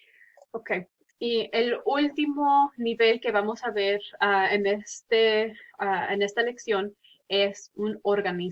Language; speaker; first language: Spanish; early bilingual, heritage; Spanish